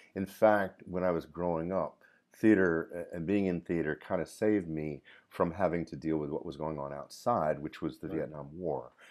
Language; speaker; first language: English; native; English